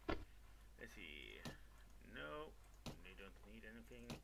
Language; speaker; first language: English; non-native, fluent; Swedish